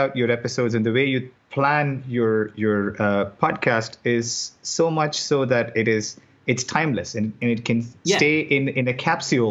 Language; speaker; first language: English; non-native, local second language; Tamil